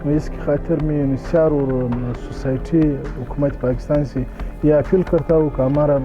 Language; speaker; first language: Hindi; non-native, learner; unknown